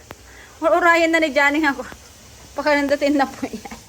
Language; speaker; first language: Filipino; native; Filipino